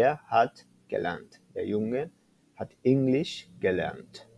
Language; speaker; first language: German; non-native, fluent; Spanish